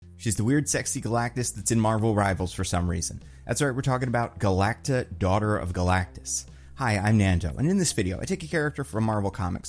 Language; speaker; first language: English; native; English